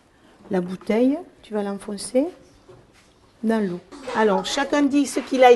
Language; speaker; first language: French; native; French